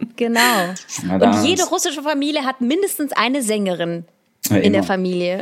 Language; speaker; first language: German; early bilingual, other home language; Russian